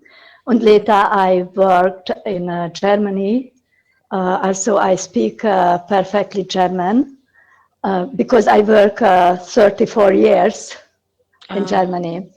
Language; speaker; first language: English; non-native, learner; Hungarian